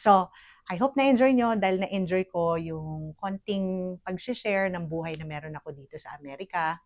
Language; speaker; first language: Filipino; native; Filipino